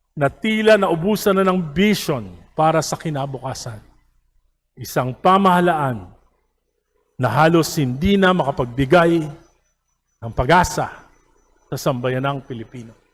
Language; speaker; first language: Filipino; native; Filipino